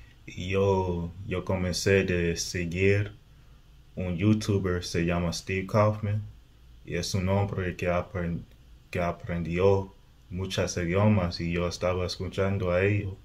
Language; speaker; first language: Spanish; non-native, learner; English